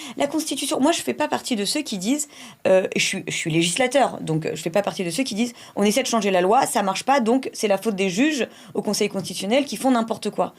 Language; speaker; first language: French; native; French